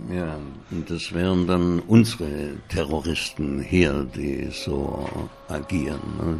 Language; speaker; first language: German; native; German